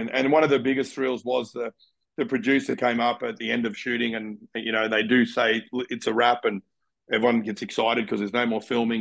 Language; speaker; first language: English; native; English